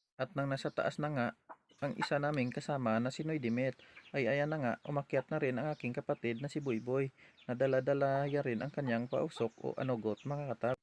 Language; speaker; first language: Filipino; non-native, local second language; Hiligaynon